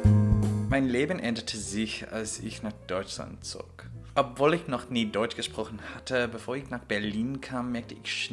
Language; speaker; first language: German; non-native, fluent; English